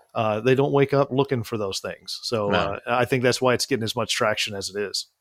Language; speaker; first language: English; native; English